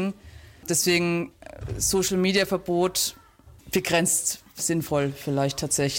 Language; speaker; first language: German; native; German